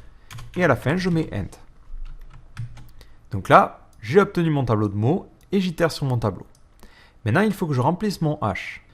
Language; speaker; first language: French; native; French